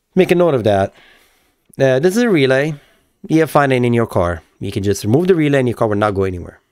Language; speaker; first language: English; native; English